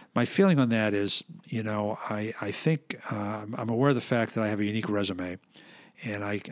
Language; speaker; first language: English; native; English